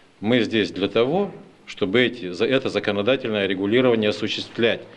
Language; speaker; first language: Russian; native; Russian